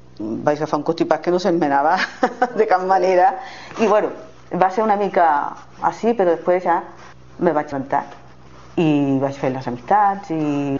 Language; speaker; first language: Catalan; non-native, local second language; Spanish